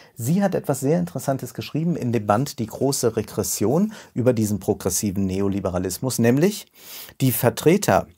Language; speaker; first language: German; native; German